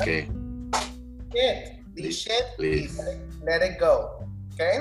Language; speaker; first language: English; non-native, fluent; Spanish